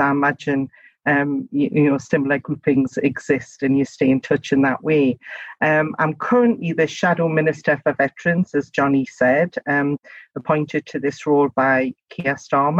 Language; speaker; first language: English; native; English